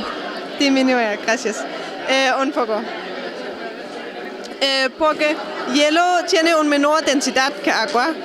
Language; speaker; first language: Spanish; non-native, learner; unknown